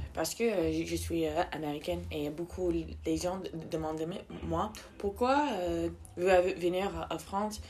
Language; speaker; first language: French; non-native, learner; English